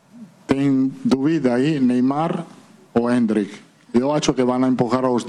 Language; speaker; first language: Portuguese; non-native, fluent; Italian